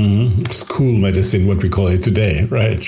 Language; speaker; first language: English; non-native, fluent; German